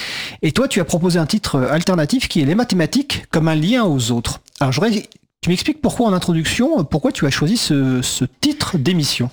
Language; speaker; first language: French; native; French